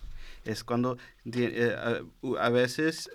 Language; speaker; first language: Spanish; early bilingual, heritage; Spanish